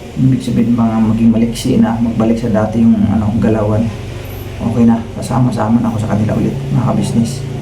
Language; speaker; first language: Filipino; non-native, local second language; Cebuano